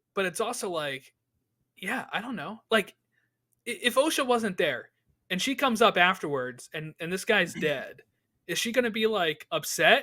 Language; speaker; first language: English; native; English